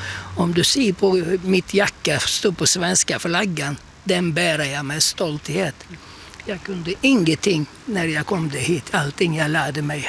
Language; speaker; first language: Swedish; non-native, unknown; Turkish